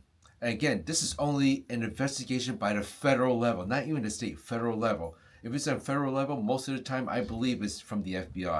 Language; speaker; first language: English; non-native, fluent; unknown